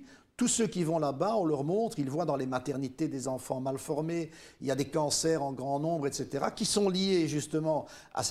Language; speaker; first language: French; native; French